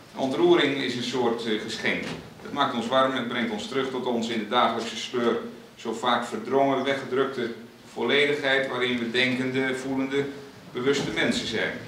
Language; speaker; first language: Dutch; native; Dutch